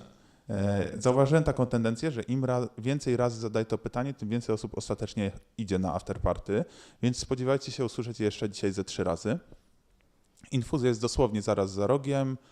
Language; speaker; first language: Polish; native; Polish